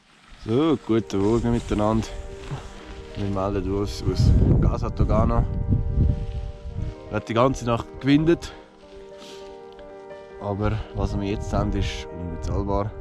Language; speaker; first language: German; native; German